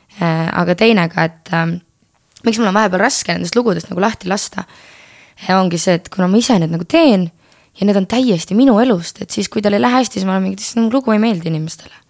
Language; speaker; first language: Estonian; native; Estonian